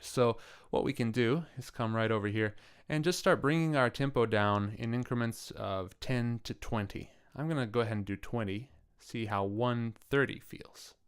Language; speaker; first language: English; native; English